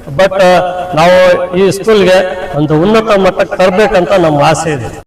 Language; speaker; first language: Kannada; non-native, local second language; Urdu